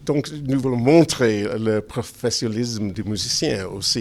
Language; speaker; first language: French; non-native, learner; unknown